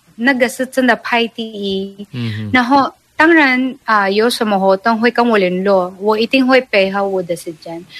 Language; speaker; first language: Chinese; non-native, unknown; Cebuano